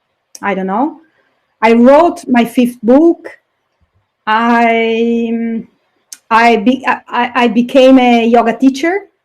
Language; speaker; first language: English; non-native, fluent; Italian